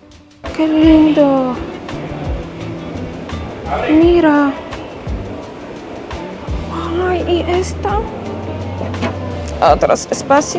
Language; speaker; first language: Spanish; non-native, fluent; Polish